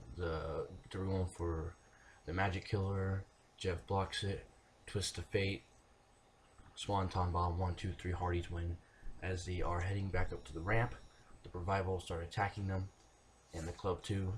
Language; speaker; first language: English; native; English